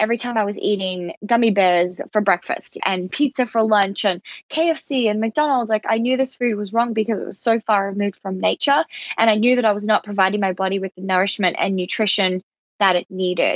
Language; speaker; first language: English; native; English